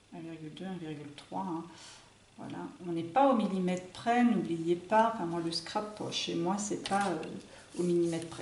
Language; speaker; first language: French; native; French